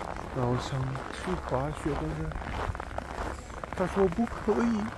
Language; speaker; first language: Chinese; non-native, learner; English